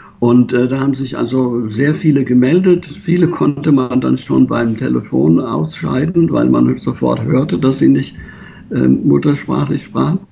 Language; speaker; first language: German; native; German